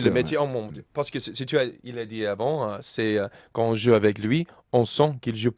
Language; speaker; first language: French; non-native, learner; English